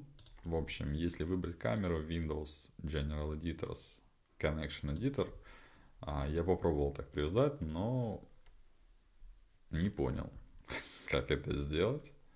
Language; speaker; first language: Russian; native; Russian